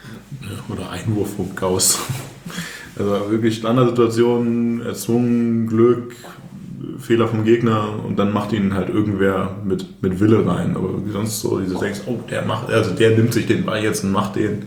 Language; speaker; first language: German; native; German